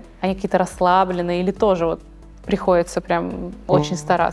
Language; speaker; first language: Russian; native; Russian